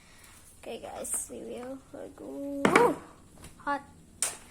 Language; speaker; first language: English; non-native, learner; Indonesian